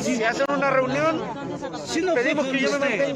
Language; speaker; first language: Spanish; native; Spanish